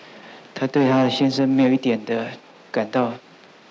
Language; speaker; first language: Chinese; native; Chinese